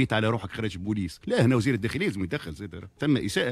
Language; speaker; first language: Arabic; native; Arabic